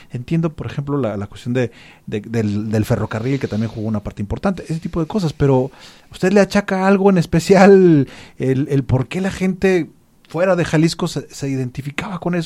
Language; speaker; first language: Spanish; native; Spanish